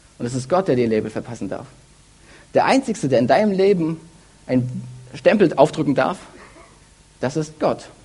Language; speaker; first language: German; early bilingual, other home language; Russian